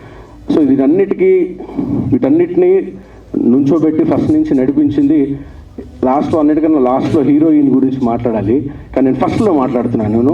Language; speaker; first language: Telugu; native; Telugu